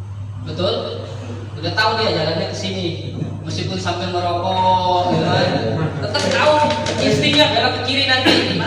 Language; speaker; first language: Indonesian; native; Indonesian